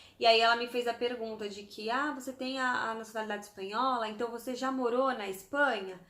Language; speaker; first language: Portuguese; native; Portuguese